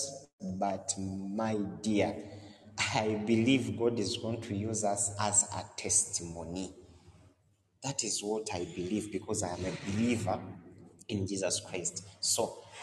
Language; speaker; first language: English; non-native, local second language; Ganda